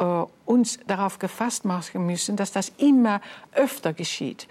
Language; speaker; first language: German; non-native, fluent; Dutch